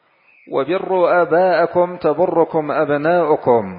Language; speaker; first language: Arabic; native; Arabic